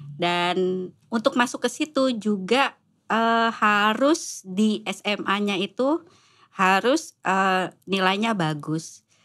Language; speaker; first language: Indonesian; native; Indonesian